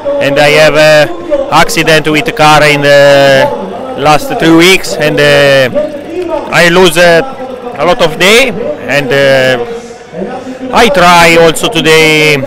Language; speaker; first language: English; non-native, learner; Italian